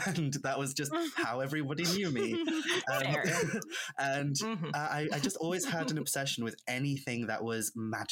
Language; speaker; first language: English; non-native, local second language; Welsh